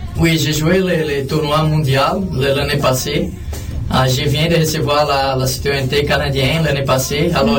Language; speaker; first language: French; non-native, fluent; Portuguese